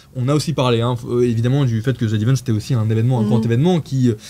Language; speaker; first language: French; native; French